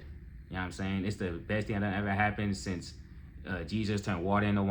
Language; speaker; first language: English; native; English